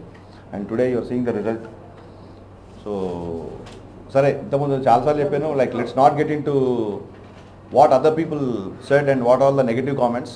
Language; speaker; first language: Telugu; native; Telugu